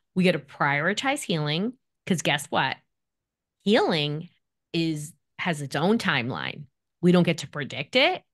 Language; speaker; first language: English; native; English